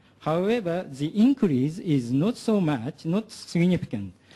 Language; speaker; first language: English; non-native, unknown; Japanese